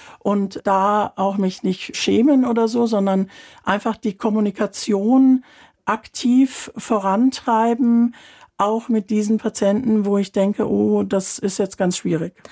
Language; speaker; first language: German; early bilingual, other home language; Turkish